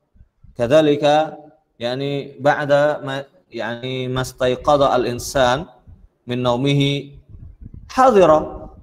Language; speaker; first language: Arabic; non-native, fluent; Indonesian